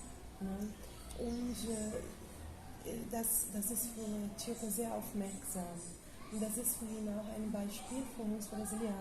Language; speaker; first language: German; non-native, fluent; Portuguese